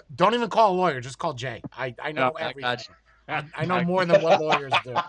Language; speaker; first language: English; native; English